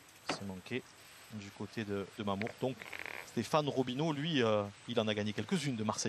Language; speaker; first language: French; native; French